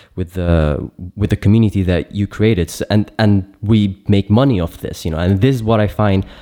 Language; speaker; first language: English; non-native, fluent; Greek